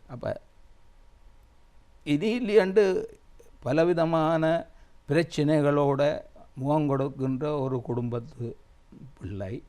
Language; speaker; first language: Tamil; native; Tamil